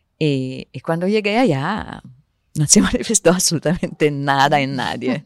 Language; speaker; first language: Spanish; non-native, fluent; Italian